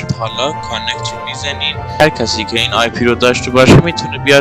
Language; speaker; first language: Persian; native; Persian